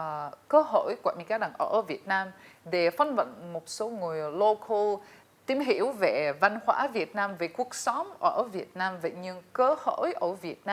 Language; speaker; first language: Vietnamese; non-native, fluent; Russian